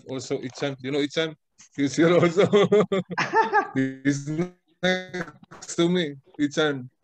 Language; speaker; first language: English; non-native, fluent; Indonesian